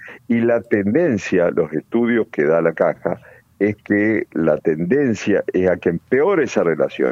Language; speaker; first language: Spanish; native; Spanish